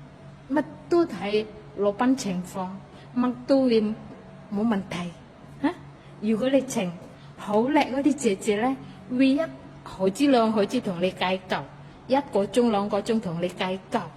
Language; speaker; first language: Cantonese; non-native, fluent; Indonesian